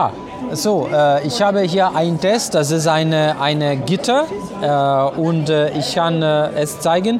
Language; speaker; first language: German; non-native, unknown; Italian